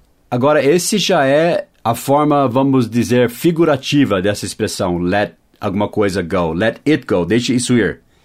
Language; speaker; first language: Portuguese; non-native, fluent; English